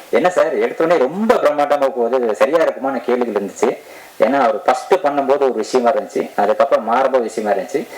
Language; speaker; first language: Tamil; native; Tamil